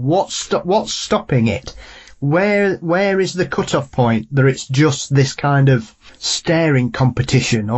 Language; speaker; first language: English; native; English